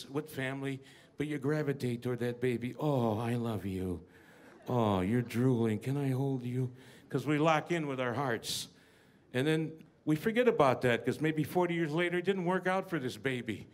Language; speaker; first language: English; native; English